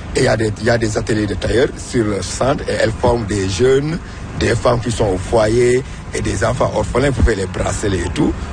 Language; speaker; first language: French; non-native, local second language; Wolof